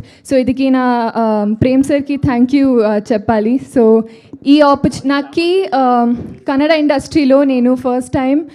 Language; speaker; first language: Telugu; non-native, learner; Kannada